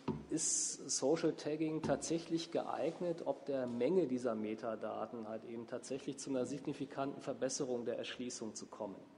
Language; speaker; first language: German; native; German